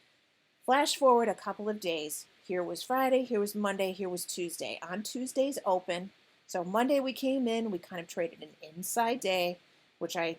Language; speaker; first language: English; native; English